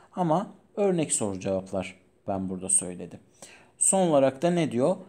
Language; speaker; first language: Turkish; non-native, fluent; Persian